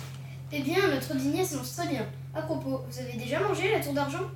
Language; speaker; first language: French; native; French